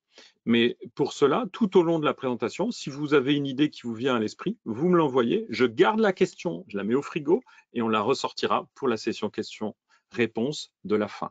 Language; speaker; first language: French; native; French